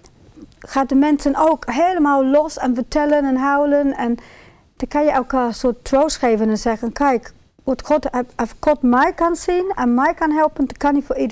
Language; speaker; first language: Dutch; non-native, fluent; English